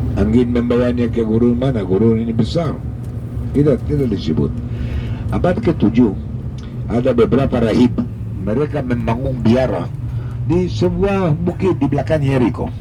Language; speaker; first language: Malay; non-native, fluent; Hebrew